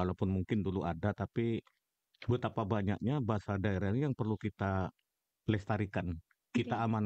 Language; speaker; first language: Indonesian; non-native, local second language; Madurese